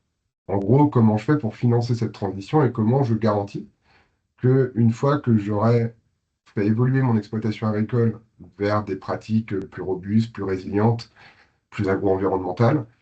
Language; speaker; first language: French; native; French